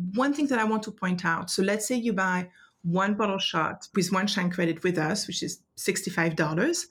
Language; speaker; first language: English; non-native, fluent; French